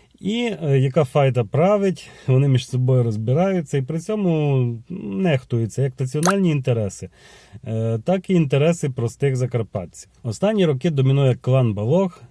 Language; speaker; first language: Ukrainian; native; Ukrainian